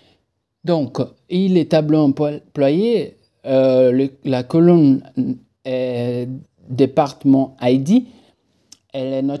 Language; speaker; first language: French; non-native, fluent; Portuguese